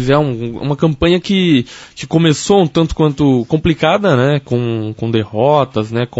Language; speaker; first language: Portuguese; native; Portuguese